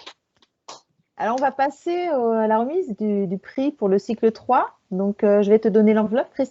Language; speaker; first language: French; native; French